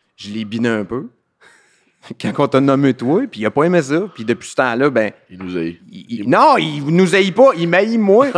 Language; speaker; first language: French; native; French